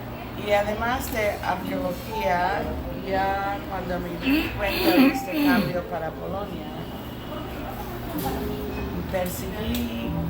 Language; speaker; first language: Spanish; non-native, learner; English